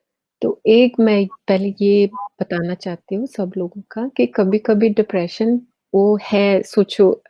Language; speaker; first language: Hindi; early bilingual, heritage; English